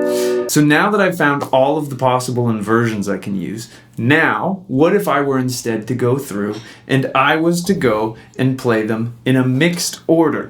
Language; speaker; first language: English; native; English